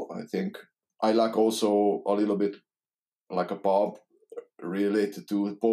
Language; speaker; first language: English; non-native, learner; Hungarian